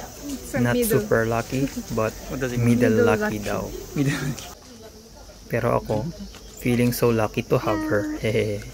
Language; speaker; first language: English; non-native, local second language; Filipino